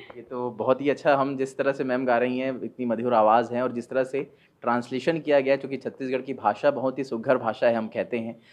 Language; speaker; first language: Hindi; native; Hindi